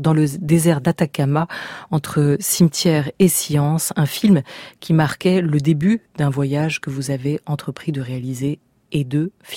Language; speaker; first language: French; native; French